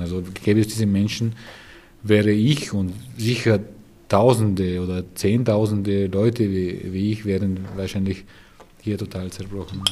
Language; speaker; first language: German; non-native, fluent; Bulgarian